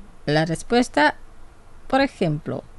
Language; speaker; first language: Spanish; non-native, fluent; Indonesian